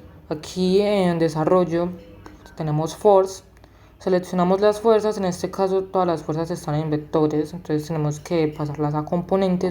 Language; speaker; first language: Spanish; native; Spanish